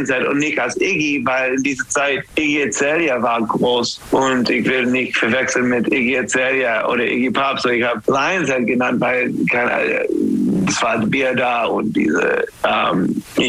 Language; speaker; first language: German; non-native, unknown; English